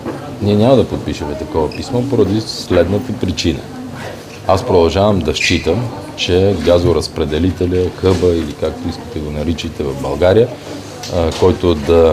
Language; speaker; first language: Bulgarian; native; Bulgarian